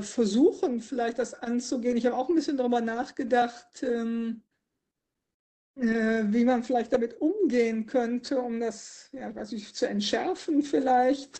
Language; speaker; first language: German; native; German